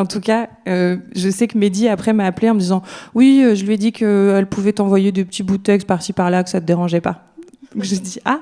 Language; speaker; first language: French; native; French